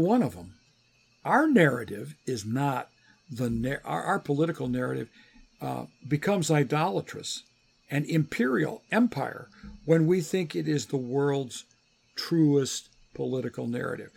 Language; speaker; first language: English; native; English